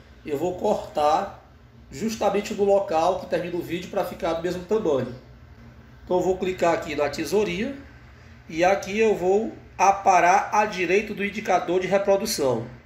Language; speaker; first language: Portuguese; native; Portuguese